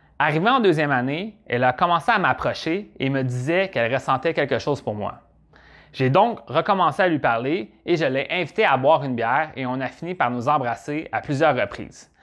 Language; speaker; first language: French; native; French